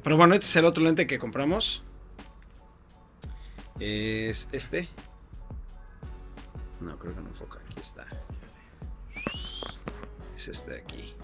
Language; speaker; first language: Spanish; native; Spanish